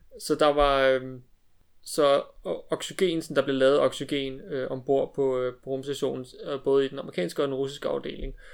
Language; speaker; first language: Danish; native; Danish